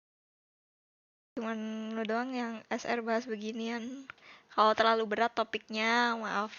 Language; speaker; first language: Indonesian; native; Indonesian